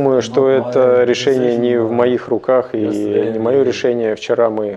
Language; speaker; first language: Russian; non-native, fluent; German